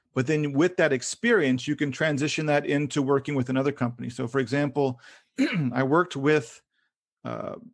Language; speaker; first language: English; native; English